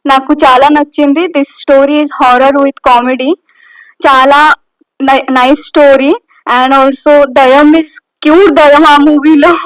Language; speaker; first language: Telugu; non-native, learner; Odia